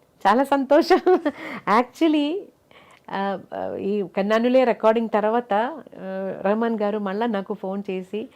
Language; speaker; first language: Telugu; non-native, local second language; Malayalam